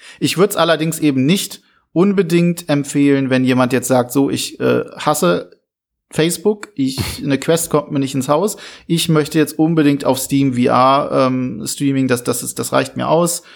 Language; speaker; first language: German; native; German